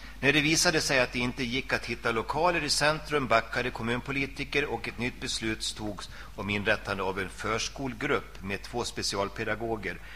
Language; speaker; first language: Swedish; native; Swedish